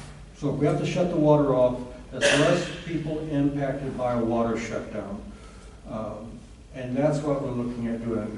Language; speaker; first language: English; native; English